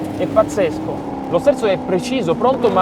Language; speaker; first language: Italian; native; Italian